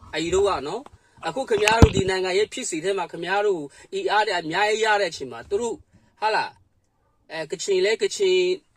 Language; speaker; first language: Burmese; non-native, local second language; Kachin